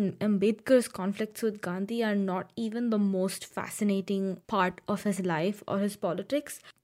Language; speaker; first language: English; non-native, local second language; Hindi